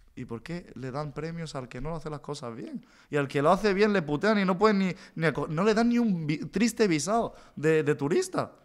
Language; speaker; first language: Spanish; native; Spanish